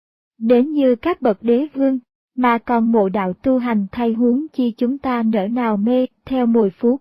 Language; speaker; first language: Vietnamese; native; Vietnamese